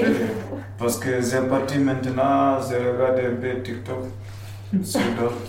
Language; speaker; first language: French; non-native, learner; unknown